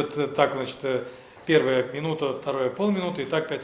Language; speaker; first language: Russian; native; Russian